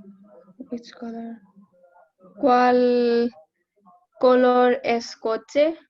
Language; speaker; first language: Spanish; non-native, learner; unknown